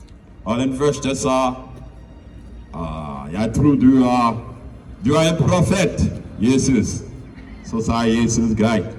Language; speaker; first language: Norwegian; non-native, fluent; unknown